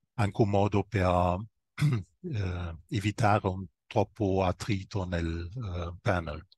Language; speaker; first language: Italian; non-native, fluent; German